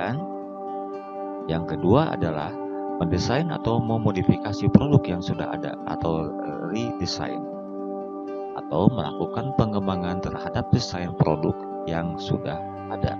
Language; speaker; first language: Indonesian; native; Indonesian